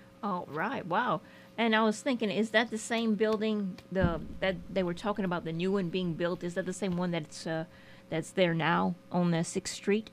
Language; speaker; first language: English; native; English